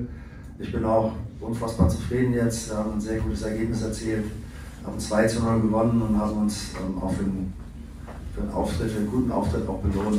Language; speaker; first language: German; native; German